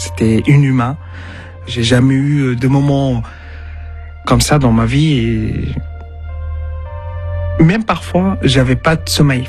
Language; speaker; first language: French; non-native, fluent; Arabic